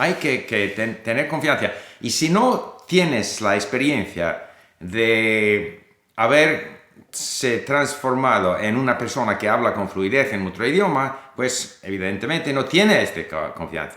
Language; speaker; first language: Spanish; non-native, fluent; English